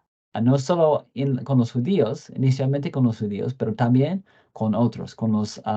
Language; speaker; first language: Spanish; non-native, fluent; English